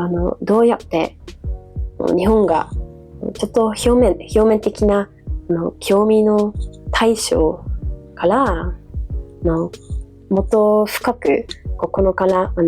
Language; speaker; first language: Japanese; non-native, fluent; Dutch